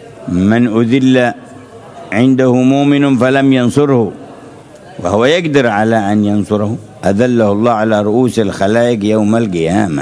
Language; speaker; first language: Arabic; native; Arabic